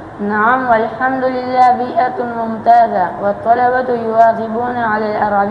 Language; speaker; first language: Arabic; non-native, learner; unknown